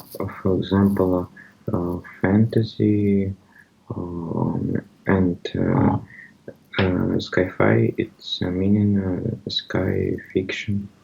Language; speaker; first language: English; non-native, learner; Russian